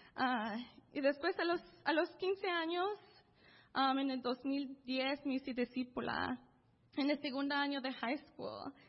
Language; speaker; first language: Spanish; early bilingual, heritage; Spanish